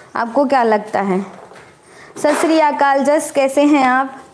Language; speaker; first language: Hindi; native; Hindi